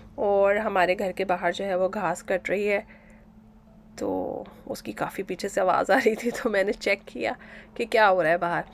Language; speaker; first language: Urdu; native; Urdu